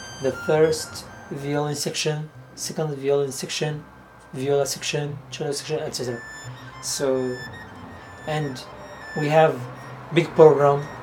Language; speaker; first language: English; non-native, learner; Arabic